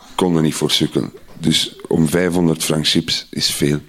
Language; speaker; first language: Dutch; native; Dutch